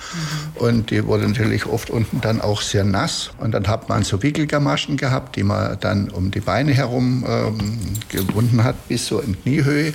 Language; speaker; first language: German; native; German